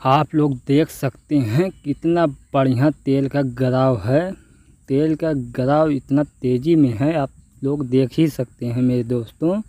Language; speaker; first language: Hindi; native; Hindi